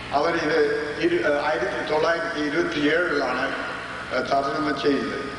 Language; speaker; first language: Malayalam; early bilingual, other home language; English